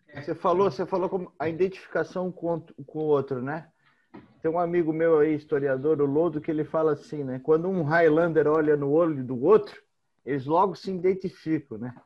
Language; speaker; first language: Portuguese; native; Portuguese